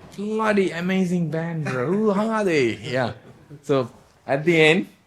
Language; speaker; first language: English; non-native, local second language; Sinhala